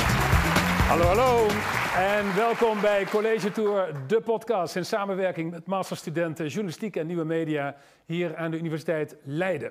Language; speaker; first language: Dutch; native; Dutch